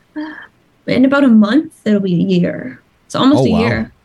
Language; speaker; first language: English; native; English